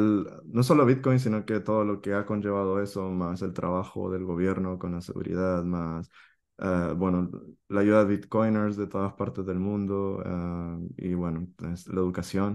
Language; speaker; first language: Spanish; native; Spanish